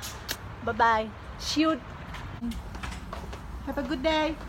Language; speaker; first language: English; non-native, learner; Indonesian